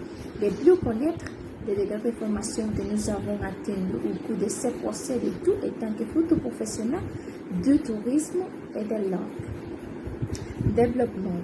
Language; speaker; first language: French; non-native, learner; Spanish